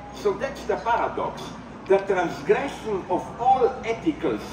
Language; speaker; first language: English; non-native, fluent; Slovenian